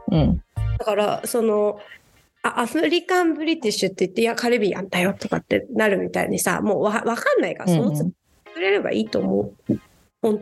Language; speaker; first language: Japanese; native; Japanese